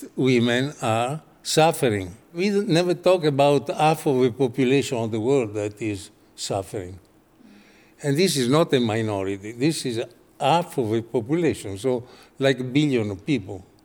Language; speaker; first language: English; non-native, fluent; Italian